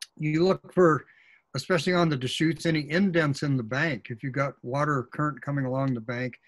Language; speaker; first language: English; native; English